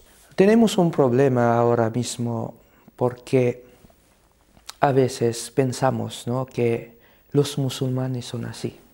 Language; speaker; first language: Spanish; non-native, fluent; Cebuano